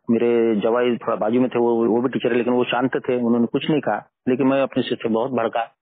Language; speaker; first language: Hindi; non-native, local second language; Marathi